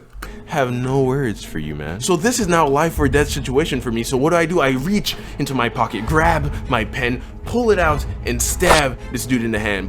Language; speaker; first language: English; native; English